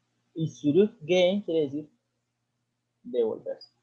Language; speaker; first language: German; non-native, fluent; Spanish